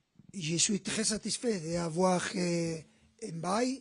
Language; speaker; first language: French; non-native, learner; Spanish